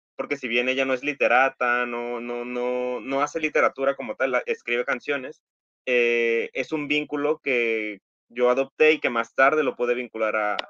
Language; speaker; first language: Spanish; native; Spanish